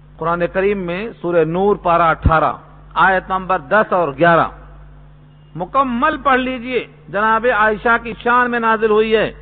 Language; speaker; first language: Urdu; native; Urdu